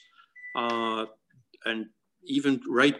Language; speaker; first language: English; native; English